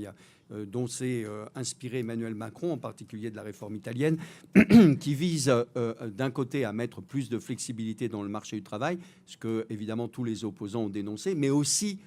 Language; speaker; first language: French; native; French